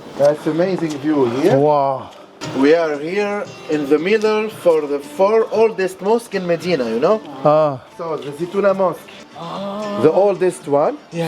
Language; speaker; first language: English; non-native, learner; Arabic